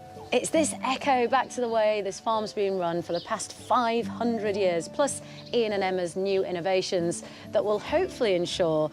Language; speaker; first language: English; native; English